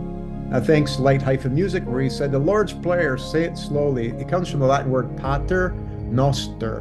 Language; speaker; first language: English; native; English